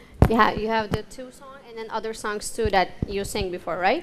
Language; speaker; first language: English; non-native, learner; Turkish